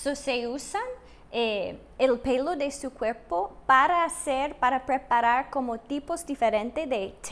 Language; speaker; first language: Spanish; non-native, fluent; English